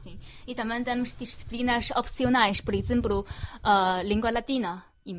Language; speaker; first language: Portuguese; non-native, fluent; Chinese